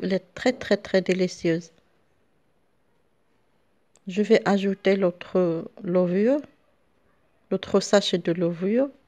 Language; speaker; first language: French; non-native, local second language; Arabic